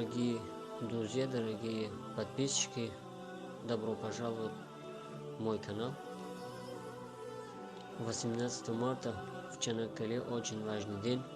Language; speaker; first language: Russian; non-native, learner; Tajik